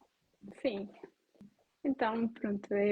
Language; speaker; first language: Portuguese; non-native, learner; Italian